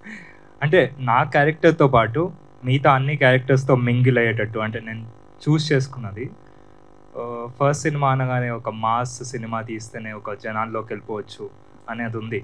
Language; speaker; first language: Telugu; native; Telugu